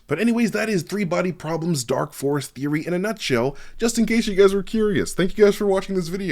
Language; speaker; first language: English; native; English